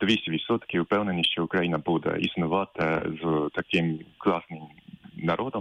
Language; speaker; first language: Ukrainian; non-native, fluent; Japanese